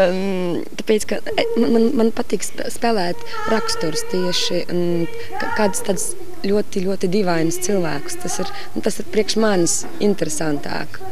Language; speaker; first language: Latvian; non-native, local second language; Russian